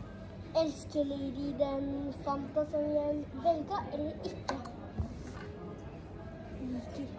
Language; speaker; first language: Norwegian; early bilingual, other home language; Filipino